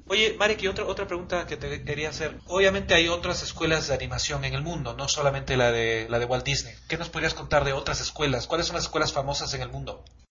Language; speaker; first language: Spanish; native; Spanish